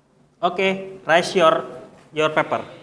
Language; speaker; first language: English; non-native, learner; Indonesian